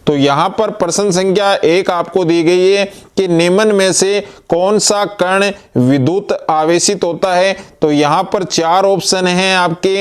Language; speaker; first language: Hindi; native; Hindi